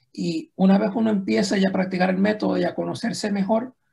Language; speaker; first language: Spanish; native; Spanish